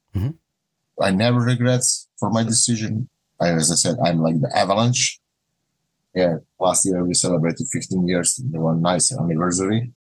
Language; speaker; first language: English; non-native, learner; Croatian